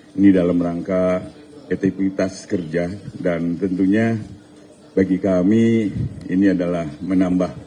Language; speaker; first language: Indonesian; native; Indonesian